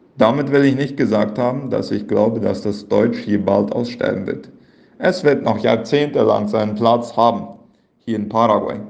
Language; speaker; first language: German; early bilingual, heritage; Plautdietsch